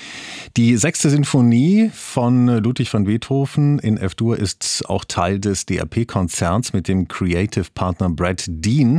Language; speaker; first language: German; native; German